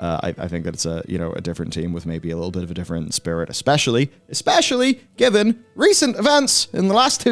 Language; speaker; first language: English; native; English